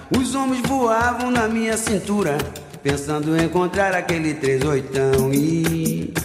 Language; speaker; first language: Portuguese; native; Portuguese